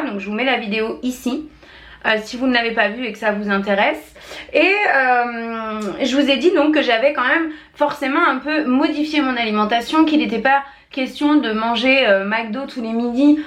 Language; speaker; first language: French; native; French